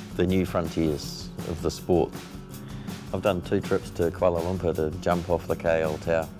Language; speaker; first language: English; native; English